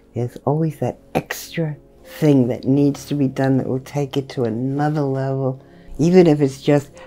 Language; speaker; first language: English; native; English